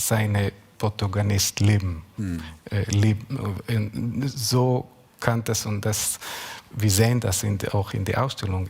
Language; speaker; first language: German; non-native, learner; Hebrew